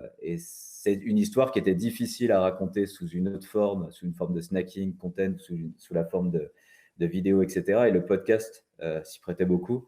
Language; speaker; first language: French; native; French